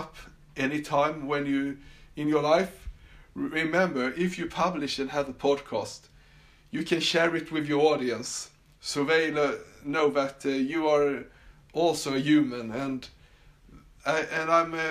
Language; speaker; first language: English; non-native, fluent; Swedish